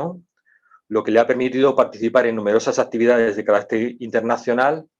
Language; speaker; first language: Spanish; native; Spanish